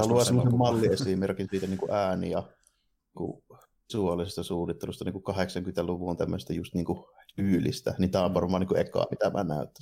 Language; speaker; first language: Finnish; native; Finnish